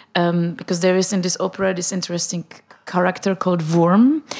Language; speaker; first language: English; non-native, fluent; Czech